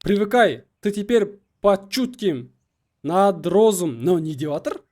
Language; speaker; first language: Russian; non-native, local second language; Kazakh